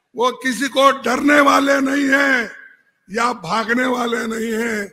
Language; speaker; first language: Hindi; non-native, local second language; Kannada